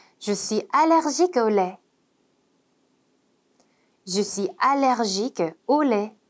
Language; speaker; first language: French; non-native, fluent; Korean